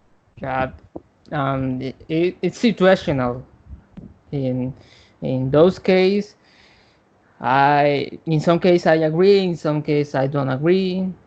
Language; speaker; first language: English; non-native, learner; Spanish